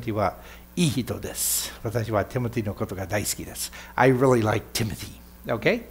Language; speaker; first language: Japanese; non-native, fluent; English